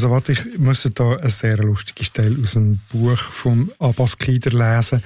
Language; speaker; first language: German; native; German